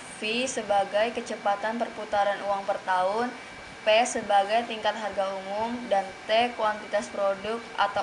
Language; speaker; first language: Indonesian; native; Indonesian